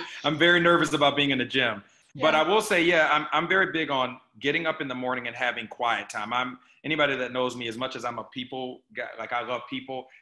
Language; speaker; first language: English; native; English